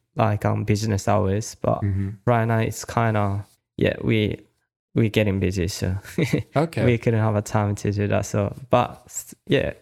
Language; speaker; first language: English; non-native, learner; Japanese